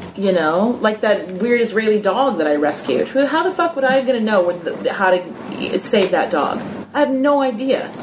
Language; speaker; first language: English; native; English